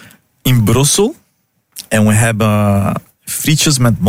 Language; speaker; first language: Dutch; non-native, learner; Portuguese